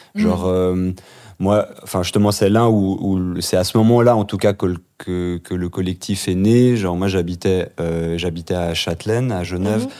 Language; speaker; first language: French; native; French